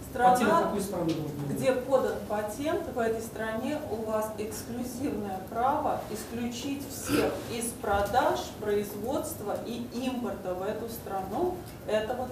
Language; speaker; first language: Russian; native; Russian